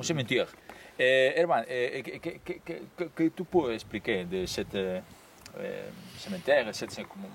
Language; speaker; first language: French; non-native, learner; Spanish